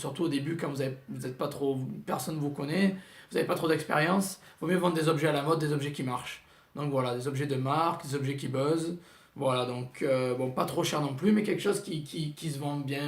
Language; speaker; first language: French; native; French